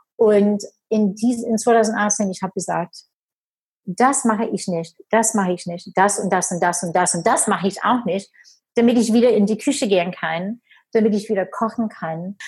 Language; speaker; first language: German; non-native, fluent; English